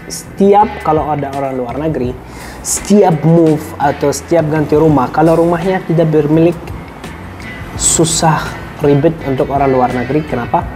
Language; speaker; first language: Indonesian; non-native, fluent; Arabic